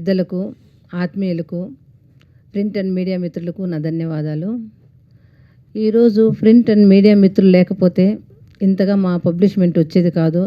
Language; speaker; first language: Telugu; native; Telugu